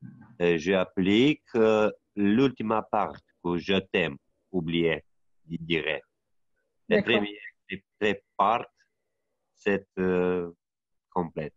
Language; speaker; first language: French; non-native, learner; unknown